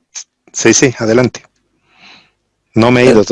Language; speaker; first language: Spanish; native; Spanish